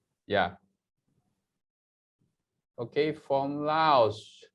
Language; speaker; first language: English; non-native, learner; Thai